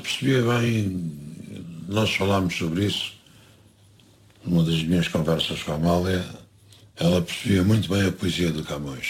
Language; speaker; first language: Portuguese; native; Portuguese